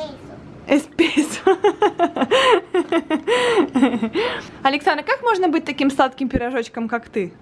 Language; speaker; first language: Russian; native; Russian